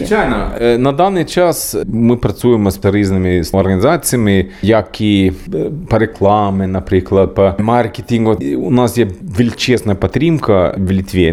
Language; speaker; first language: Ukrainian; non-native, learner; Swedish